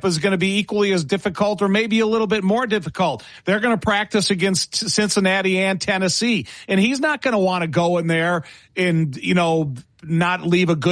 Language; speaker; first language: English; native; English